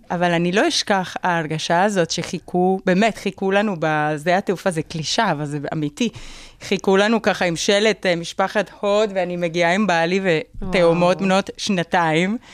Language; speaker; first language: Hebrew; non-native, fluent; Spanish